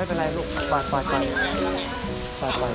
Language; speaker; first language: Thai; native; Thai